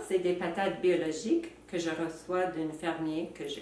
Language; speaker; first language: French; non-native, fluent; English